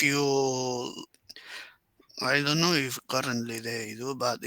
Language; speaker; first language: English; non-native, learner; Spanish